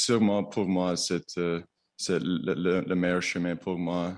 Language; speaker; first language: French; non-native, learner; English